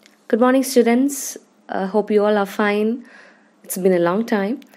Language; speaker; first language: English; non-native, local second language; Malayalam